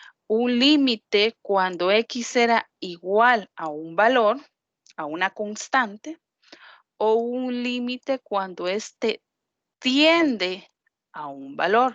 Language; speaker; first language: Spanish; native; Spanish